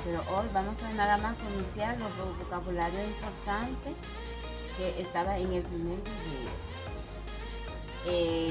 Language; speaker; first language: Spanish; non-native, fluent; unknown